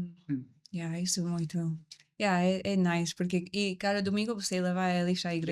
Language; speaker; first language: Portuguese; non-native, learner; English